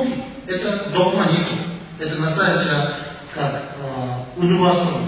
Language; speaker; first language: Russian; non-native, learner; Tibetan